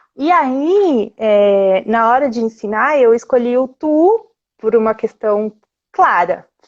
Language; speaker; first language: Portuguese; early bilingual, other home language; Spanish